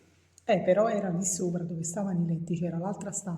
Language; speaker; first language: Italian; native; Italian